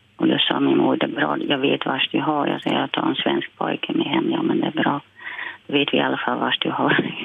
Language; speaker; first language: Swedish; non-native, fluent; Dutch